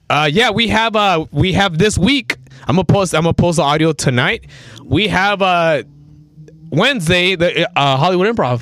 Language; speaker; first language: English; early bilingual, other home language; Spanish